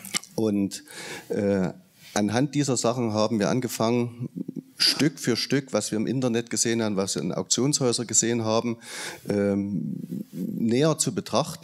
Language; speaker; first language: German; native; German